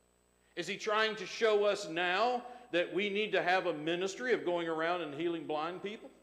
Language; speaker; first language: English; native; English